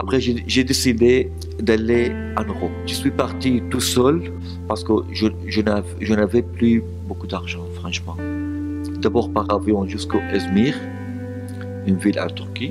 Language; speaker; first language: French; non-native, learner; Arabic